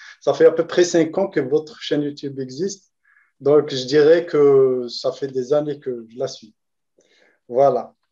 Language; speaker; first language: French; non-native, local second language; Arabic